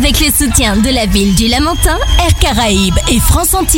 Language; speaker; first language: French; native; French